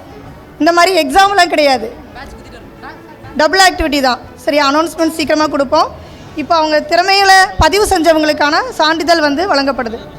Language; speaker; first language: Tamil; native; Tamil